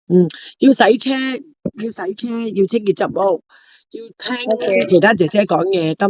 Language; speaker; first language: Cantonese; native; Cantonese